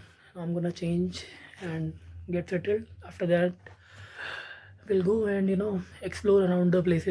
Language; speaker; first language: English; non-native, local second language; Hindi